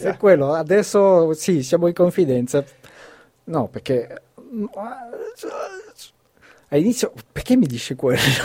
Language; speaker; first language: Italian; non-native, fluent; French